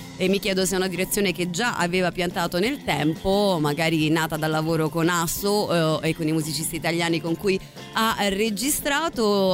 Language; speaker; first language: Italian; native; Italian